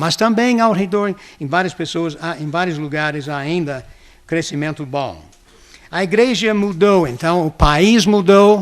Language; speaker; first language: Portuguese; non-native, fluent; English